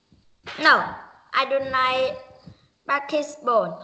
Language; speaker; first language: English; non-native, learner; Vietnamese